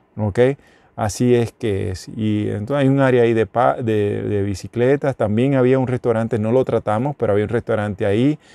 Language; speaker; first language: Spanish; native; Spanish